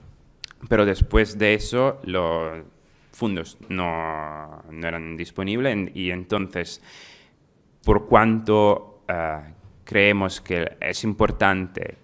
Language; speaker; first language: Spanish; non-native, fluent; Italian